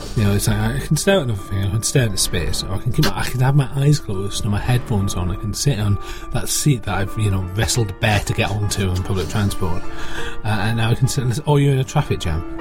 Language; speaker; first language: English; native; English